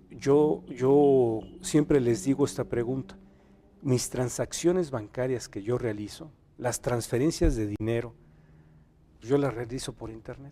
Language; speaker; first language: Spanish; native; Spanish